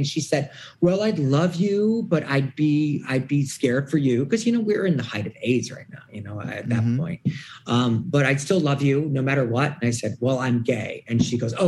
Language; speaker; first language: English; native; English